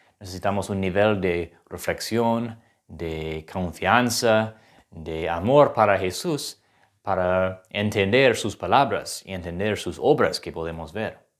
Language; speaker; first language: Spanish; non-native, learner; English